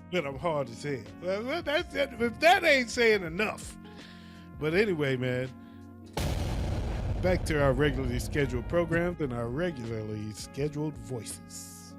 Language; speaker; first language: English; native; English